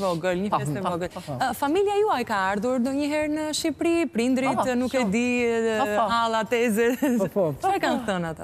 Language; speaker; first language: Albanian; native; Albanian